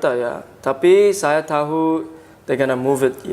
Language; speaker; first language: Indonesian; non-native, learner; English